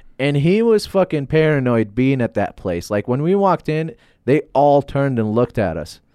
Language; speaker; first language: English; non-native, fluent; Arabic